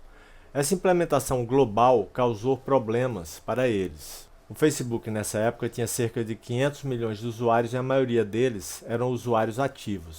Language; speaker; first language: Portuguese; native; Portuguese